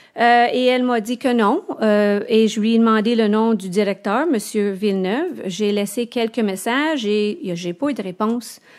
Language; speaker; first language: French; native; French